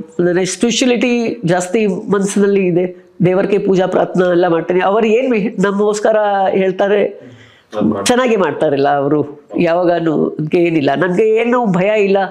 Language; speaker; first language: Kannada; non-native, local second language; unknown